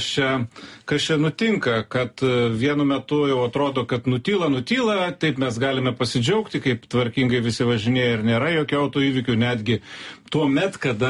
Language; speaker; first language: Lithuanian; native; Lithuanian